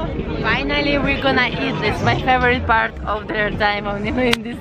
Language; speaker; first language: English; non-native, fluent; Ukrainian